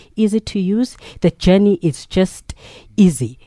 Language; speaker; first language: English; non-native, local second language; Zulu